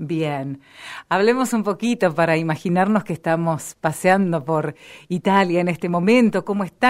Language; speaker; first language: Spanish; native; Spanish